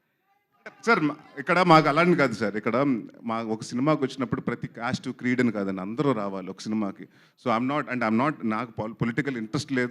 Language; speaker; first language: Telugu; native; Telugu